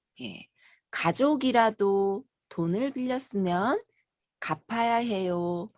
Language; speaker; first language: Korean; native; Korean